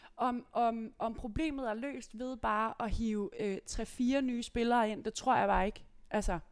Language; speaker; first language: Danish; native; Danish